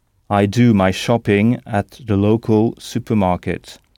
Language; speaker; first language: English; non-native, fluent; French